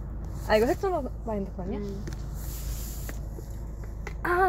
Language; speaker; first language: Korean; non-native, fluent; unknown